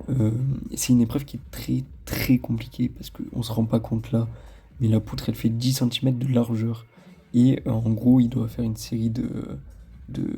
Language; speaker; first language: French; native; French